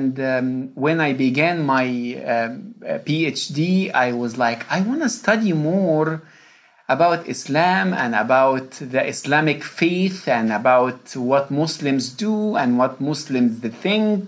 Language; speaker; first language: English; non-native, fluent; Arabic